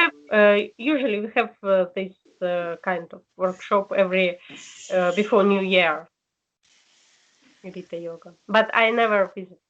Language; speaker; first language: English; non-native, learner; Russian